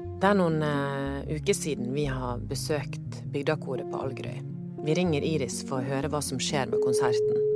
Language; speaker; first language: Norwegian; native; Norwegian